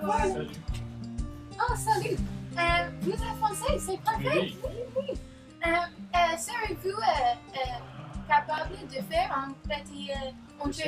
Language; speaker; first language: French; non-native, learner; English